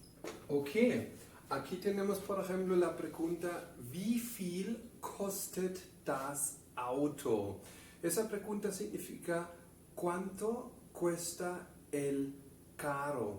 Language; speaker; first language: Spanish; non-native, fluent; German